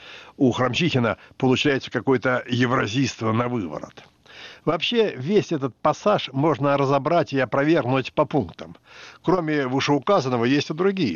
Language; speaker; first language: Russian; native; Russian